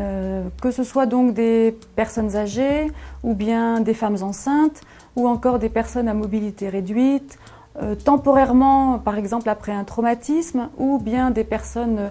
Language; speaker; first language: French; native; French